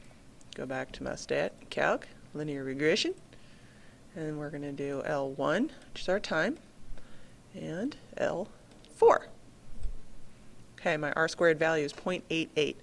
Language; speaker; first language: English; native; English